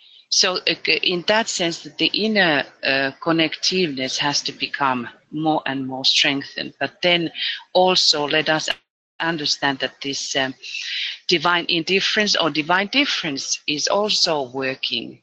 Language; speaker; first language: English; non-native, fluent; Finnish